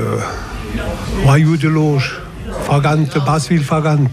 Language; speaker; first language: German; non-native, local second language; French